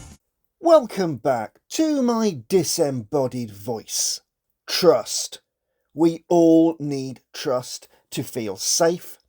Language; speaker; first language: English; native; English